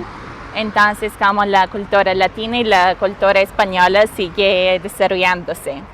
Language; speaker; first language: Spanish; non-native, fluent; Bulgarian